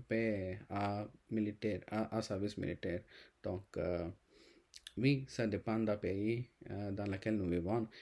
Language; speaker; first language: French; non-native, learner; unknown